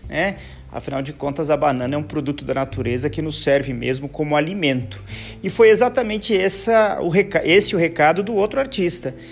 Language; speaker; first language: Portuguese; native; Portuguese